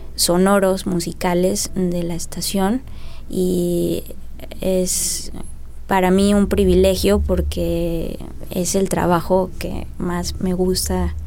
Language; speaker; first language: Spanish; native; Spanish